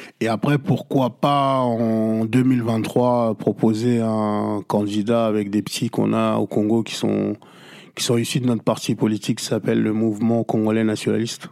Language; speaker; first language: French; non-native, local second language; Lingala